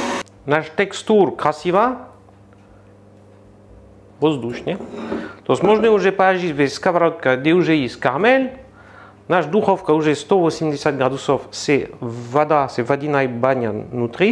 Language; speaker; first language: Russian; non-native, learner; French